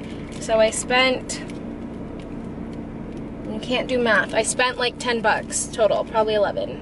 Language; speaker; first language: English; native; English